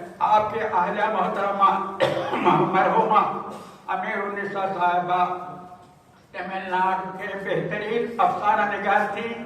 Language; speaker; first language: Urdu; native; Urdu